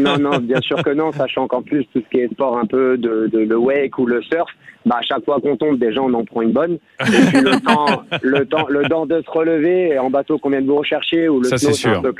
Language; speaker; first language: French; native; French